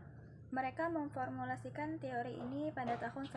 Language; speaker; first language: Indonesian; native; Indonesian